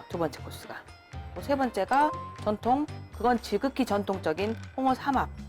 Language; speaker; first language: Korean; native; Korean